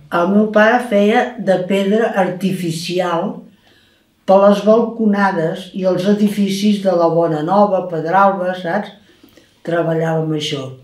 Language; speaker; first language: Catalan; native; Catalan